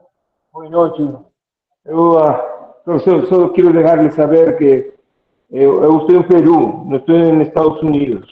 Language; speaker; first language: Portuguese; non-native, fluent; Spanish